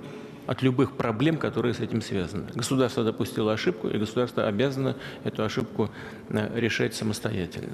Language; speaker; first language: Russian; native; Russian